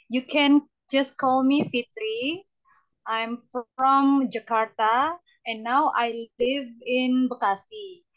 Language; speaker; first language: English; non-native, learner; Indonesian